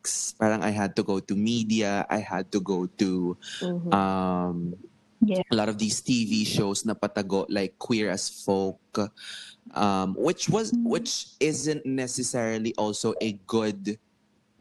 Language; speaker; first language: English; non-native, local second language; Filipino